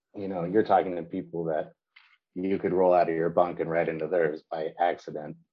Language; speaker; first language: English; native; English